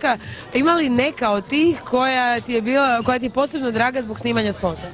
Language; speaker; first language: Croatian; native; Croatian